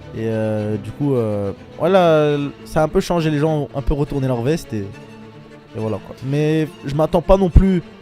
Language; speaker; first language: French; early bilingual, other home language; Chechen